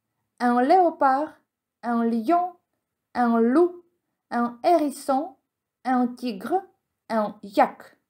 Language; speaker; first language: French; non-native, fluent; Ukrainian